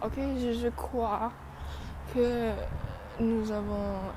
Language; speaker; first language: French; non-native, learner; English